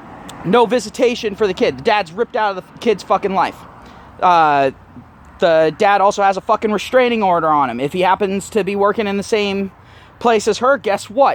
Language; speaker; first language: English; native; English